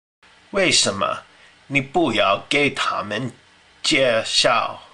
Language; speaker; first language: Chinese; non-native, learner; English